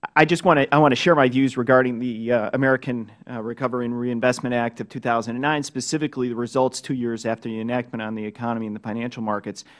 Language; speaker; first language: English; native; English